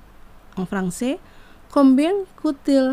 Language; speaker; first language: French; non-native, fluent; Indonesian